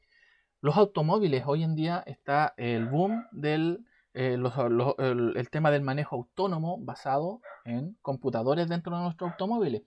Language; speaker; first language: Spanish; native; Spanish